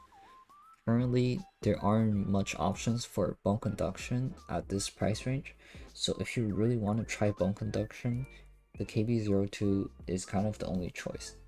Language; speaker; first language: English; non-native, fluent; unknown